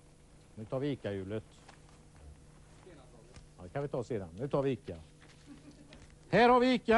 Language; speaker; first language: Swedish; native; Swedish